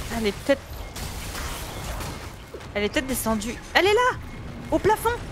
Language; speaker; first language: French; native; French